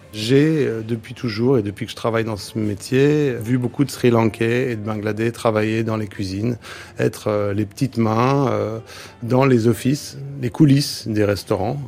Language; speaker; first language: French; native; French